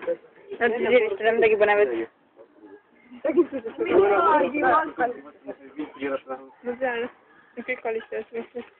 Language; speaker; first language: Estonian; native; Estonian